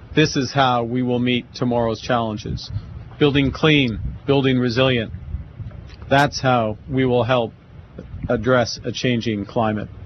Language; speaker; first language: English; native; English